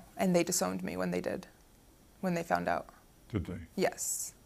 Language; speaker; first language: English; early bilingual, other home language; Arabic